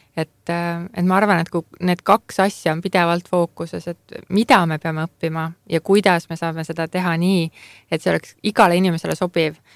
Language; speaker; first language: Estonian; native; Estonian